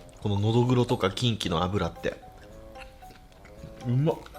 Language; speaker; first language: Japanese; native; Japanese